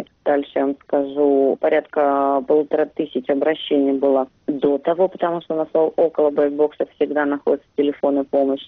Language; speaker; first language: Russian; native; Russian